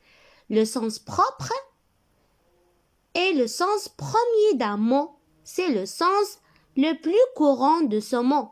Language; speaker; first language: French; non-native, local second language; Arabic